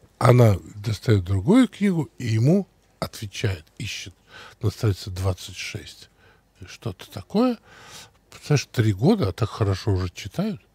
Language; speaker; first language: Russian; native; Russian